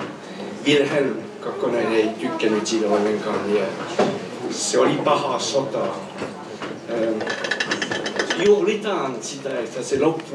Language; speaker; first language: Finnish; non-native, fluent; French